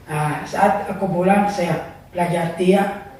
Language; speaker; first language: Indonesian; non-native, learner; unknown